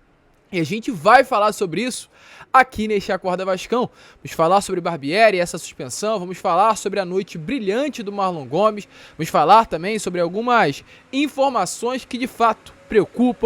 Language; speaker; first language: Portuguese; native; Portuguese